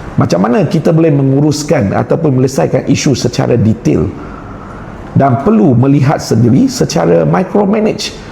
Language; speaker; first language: Malay; non-native, local second language; Chinese